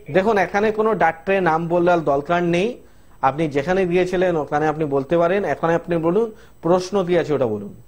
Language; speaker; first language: Bangla; non-native, local second language; Hindi